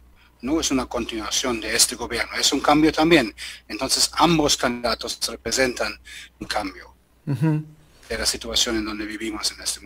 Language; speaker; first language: Spanish; non-native, learner; German